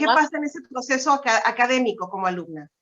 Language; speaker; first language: Spanish; native; Spanish